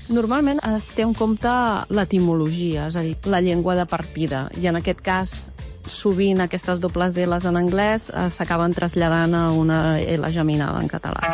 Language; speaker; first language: Catalan; native; Catalan